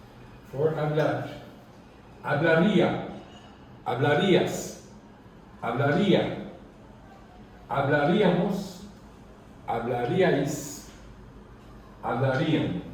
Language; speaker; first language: Spanish; non-native, learner; English